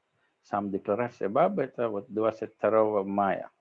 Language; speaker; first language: Russian; non-native, fluent; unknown